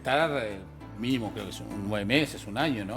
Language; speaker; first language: Spanish; native; Spanish